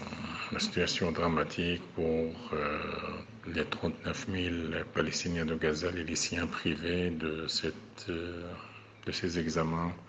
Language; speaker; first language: French; non-native, fluent; Arabic